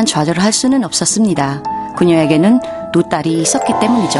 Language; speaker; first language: Korean; native; Korean